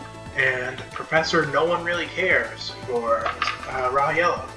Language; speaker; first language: English; native; English